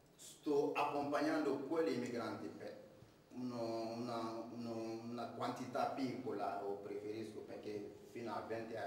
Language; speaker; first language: Italian; non-native, fluent; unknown